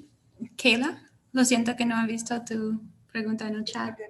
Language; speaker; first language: Spanish; non-native, learner; English